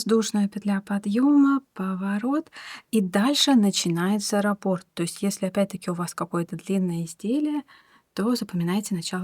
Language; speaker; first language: Russian; native; Russian